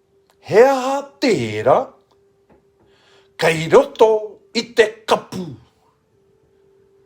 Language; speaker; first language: Māori; non-native, local second language; English